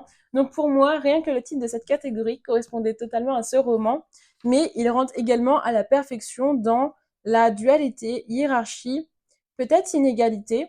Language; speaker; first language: French; native; French